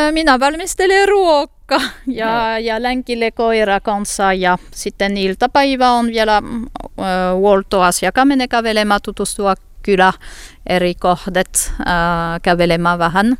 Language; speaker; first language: Finnish; non-native, fluent; French